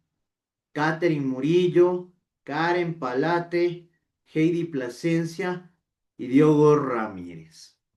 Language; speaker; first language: Spanish; native; Spanish